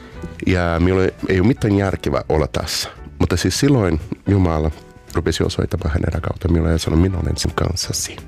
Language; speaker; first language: Finnish; non-native, learner; Portuguese